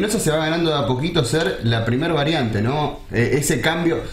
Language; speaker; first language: Spanish; native; Spanish